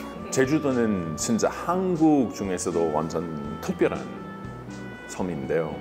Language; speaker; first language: Korean; non-native, fluent; English